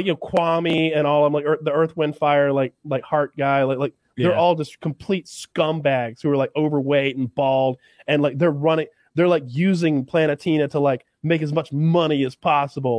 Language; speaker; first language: English; native; English